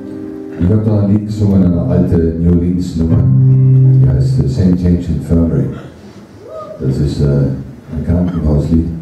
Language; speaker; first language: German; non-native, fluent; Dutch